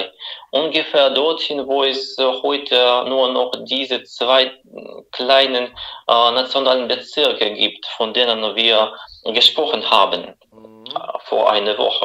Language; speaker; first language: German; non-native, fluent; Russian